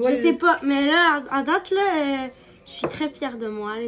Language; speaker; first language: French; non-native, local second language; Arabic